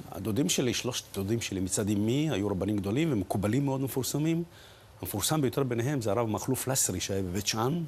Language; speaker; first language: Hebrew; early bilingual, other home language; Arabic